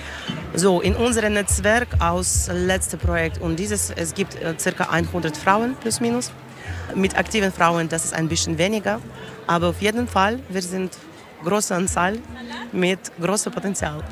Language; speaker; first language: German; non-native, learner; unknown